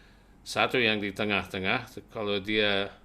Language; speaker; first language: Indonesian; non-native, fluent; English